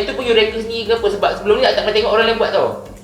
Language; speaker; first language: Malay; native; Malay